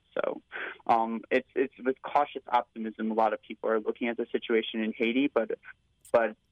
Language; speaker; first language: English; native; English